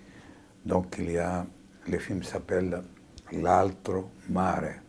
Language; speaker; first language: French; non-native, fluent; Greek